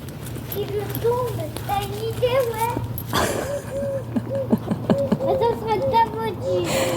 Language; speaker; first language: French; native; French